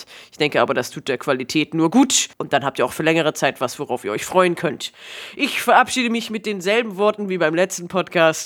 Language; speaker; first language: German; native; German